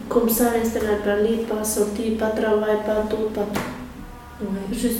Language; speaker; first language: French; non-native, learner; Albanian